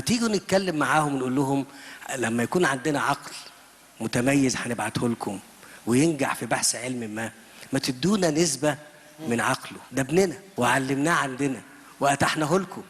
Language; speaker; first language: Arabic; native; Arabic